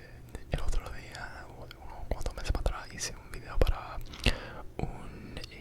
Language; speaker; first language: Spanish; non-native, learner; English